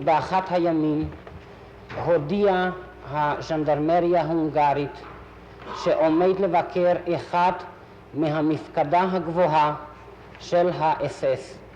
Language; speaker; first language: Hebrew; non-native, fluent; Hungarian